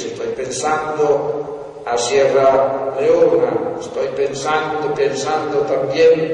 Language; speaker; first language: Spanish; non-native, fluent; Italian